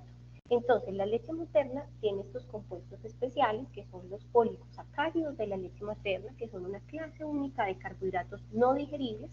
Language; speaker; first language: Spanish; native; Spanish